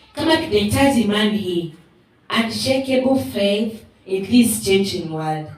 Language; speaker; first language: English; non-native, local second language; Swahili